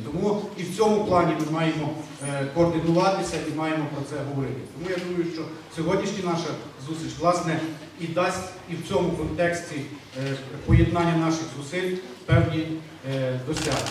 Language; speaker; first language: Ukrainian; native; Ukrainian